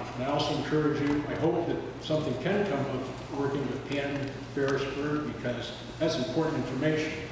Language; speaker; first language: English; native; English